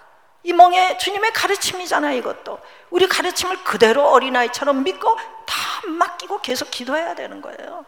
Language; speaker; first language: Korean; native; Korean